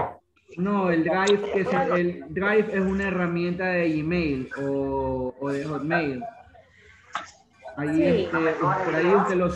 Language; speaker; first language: Spanish; native; Spanish